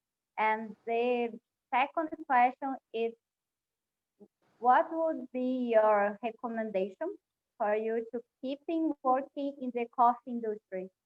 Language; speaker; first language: English; non-native, learner; Portuguese